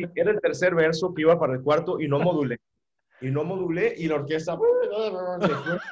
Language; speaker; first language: Spanish; native; Spanish